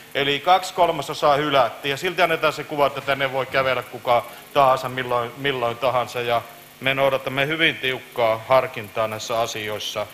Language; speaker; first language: Finnish; native; Finnish